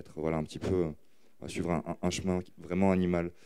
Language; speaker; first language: French; native; French